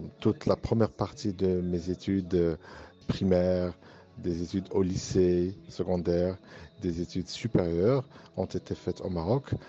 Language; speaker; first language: French; non-native, local second language; Arabic